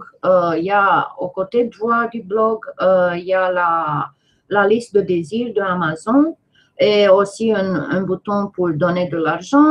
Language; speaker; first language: French; non-native, fluent; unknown